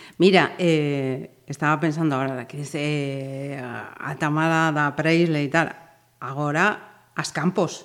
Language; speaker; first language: Galician; native; Galician